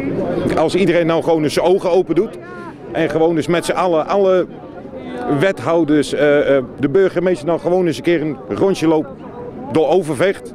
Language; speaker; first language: Dutch; native; Dutch